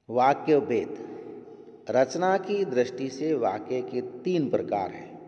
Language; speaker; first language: Hindi; non-native, local second language; Gujarati